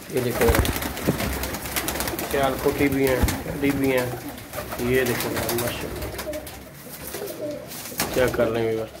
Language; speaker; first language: Hindi; non-native, local second language; Punjabi